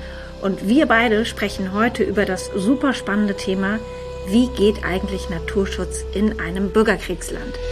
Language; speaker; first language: German; native; German